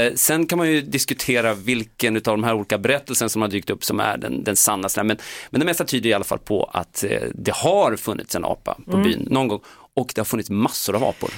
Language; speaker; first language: Swedish; native; Swedish